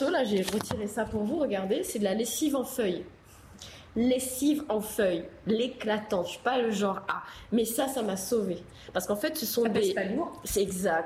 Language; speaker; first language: French; native; French